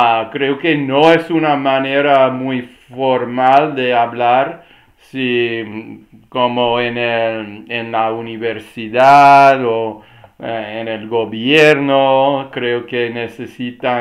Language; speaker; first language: Spanish; non-native, fluent; English